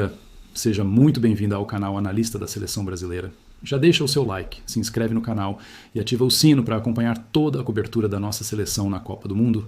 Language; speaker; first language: Portuguese; native; Portuguese